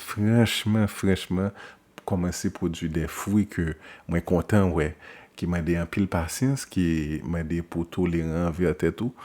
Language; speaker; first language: French; non-native, local second language; Haitian Creole